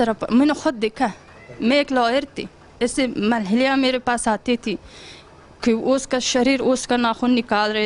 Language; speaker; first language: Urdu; non-native, learner; Pashto